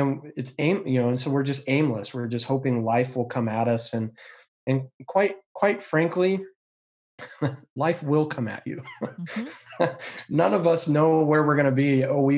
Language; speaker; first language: English; native; English